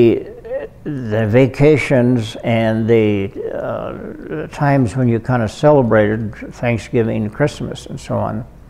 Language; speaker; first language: English; native; English